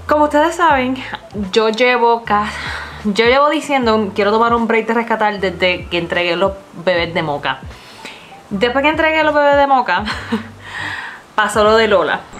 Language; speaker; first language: Spanish; native; Spanish